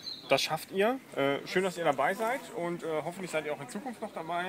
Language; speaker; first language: German; native; German